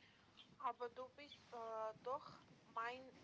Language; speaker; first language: German; non-native, learner; Macedonian